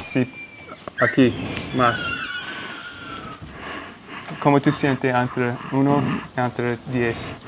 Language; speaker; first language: Spanish; non-native, learner; English